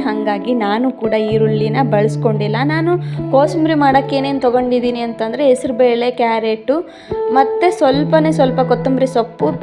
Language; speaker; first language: Kannada; native; Kannada